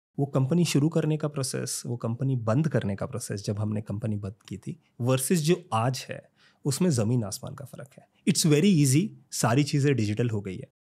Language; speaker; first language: Hindi; native; Hindi